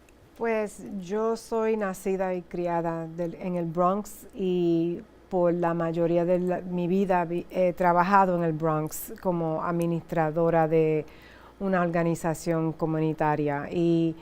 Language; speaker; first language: Spanish; early bilingual, heritage; Spanish